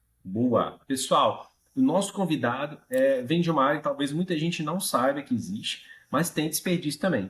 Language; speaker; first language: Portuguese; native; Portuguese